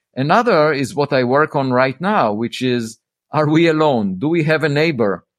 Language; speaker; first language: English; non-native, fluent; Hebrew